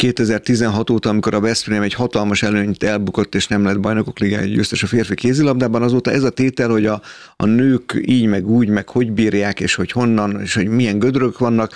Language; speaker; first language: Hungarian; native; Hungarian